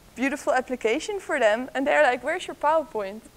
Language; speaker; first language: English; non-native, fluent; Dutch